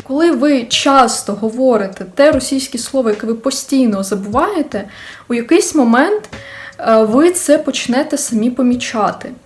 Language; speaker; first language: Ukrainian; non-native, local second language; Russian